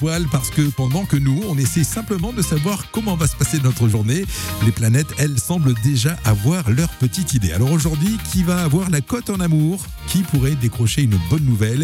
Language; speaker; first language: French; native; French